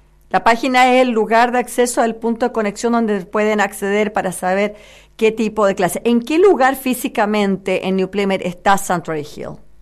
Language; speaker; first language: Spanish; native; Spanish